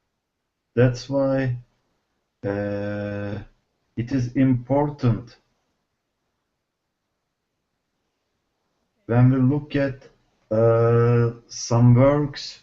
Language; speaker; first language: English; non-native, learner; Turkish